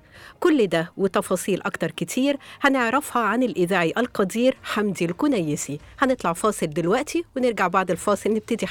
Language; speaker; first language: Arabic; native; Arabic